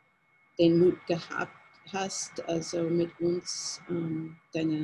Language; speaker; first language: German; non-native, fluent; English